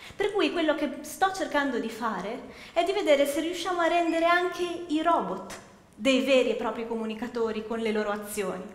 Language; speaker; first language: Italian; native; Italian